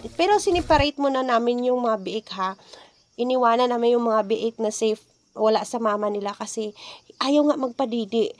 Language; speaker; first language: Filipino; non-native, local second language; Cebuano